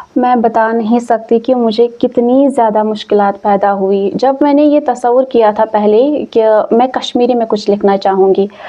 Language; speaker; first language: Urdu; non-native, local second language; Kashmiri